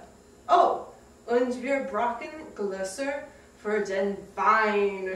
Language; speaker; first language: German; non-native, learner; English